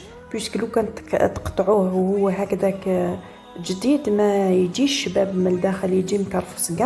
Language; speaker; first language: Arabic; native; Arabic